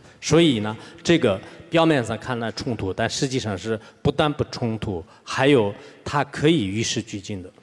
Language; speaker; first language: Chinese; non-native, local second language; Tibetan